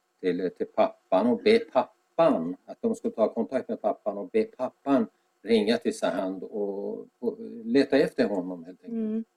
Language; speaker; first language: Swedish; non-native, fluent; Azerbaijani